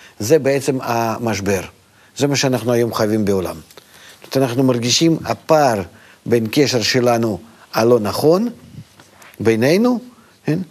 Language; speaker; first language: Hebrew; non-native, fluent; Russian